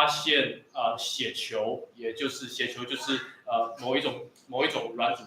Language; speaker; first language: Chinese; native; Chinese